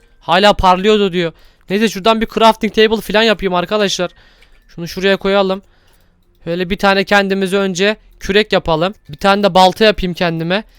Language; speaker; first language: Turkish; native; Turkish